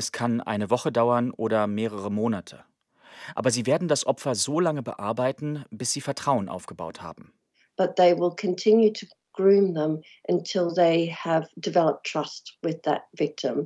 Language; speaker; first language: German; native; German